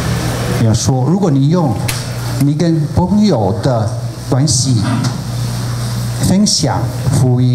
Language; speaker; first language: Chinese; non-native, fluent; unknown